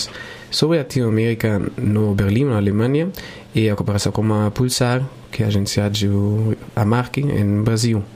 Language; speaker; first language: Portuguese; non-native, learner; Spanish